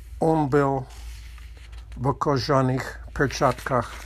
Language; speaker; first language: Russian; non-native, learner; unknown